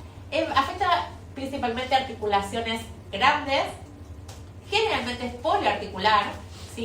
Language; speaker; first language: Spanish; native; Spanish